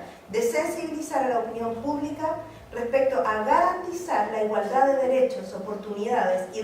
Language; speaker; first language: Spanish; native; Spanish